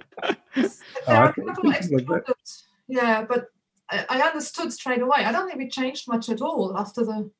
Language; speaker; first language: English; non-native, fluent; German